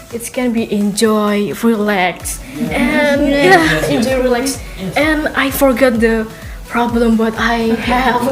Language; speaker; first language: English; non-native, learner; Indonesian